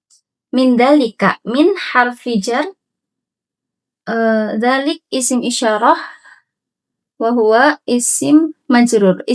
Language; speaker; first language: Arabic; non-native, learner; Indonesian